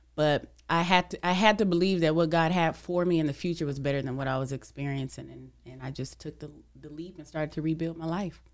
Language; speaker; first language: English; native; English